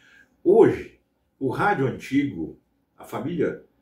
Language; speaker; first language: Portuguese; native; Portuguese